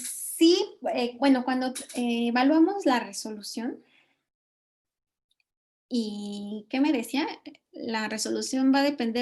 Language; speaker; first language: Spanish; native; Spanish